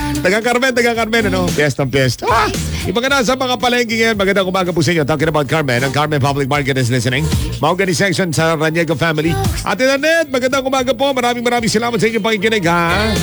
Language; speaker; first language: Filipino; non-native, local second language; Cebuano